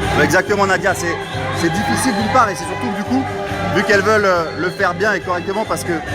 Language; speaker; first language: French; native; French